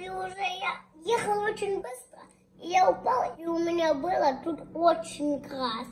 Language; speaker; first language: Russian; early bilingual, heritage; Russian